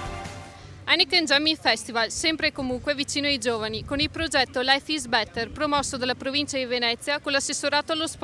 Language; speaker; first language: Italian; native; Italian